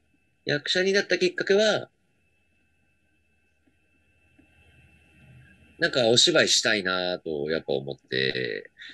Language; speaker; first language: Japanese; native; Japanese